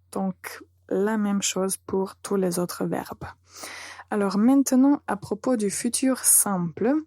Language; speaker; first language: French; native; French